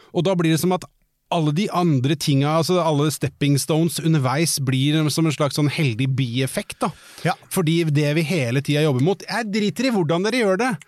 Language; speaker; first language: Norwegian; native; Norwegian